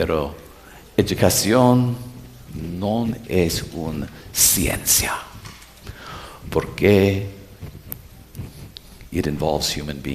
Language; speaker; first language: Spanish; non-native, learner; English